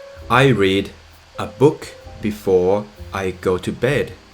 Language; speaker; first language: English; non-native, fluent; Thai